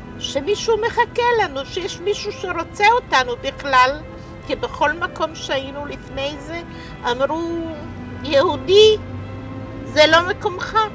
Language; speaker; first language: Hebrew; non-native, fluent; Polish